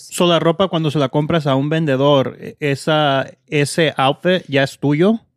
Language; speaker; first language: Spanish; early bilingual, heritage; Spanish